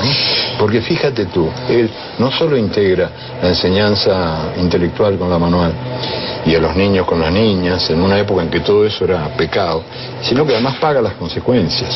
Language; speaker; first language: Spanish; native; Spanish